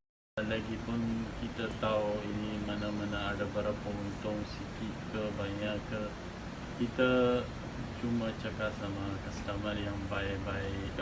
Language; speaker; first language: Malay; non-native, learner; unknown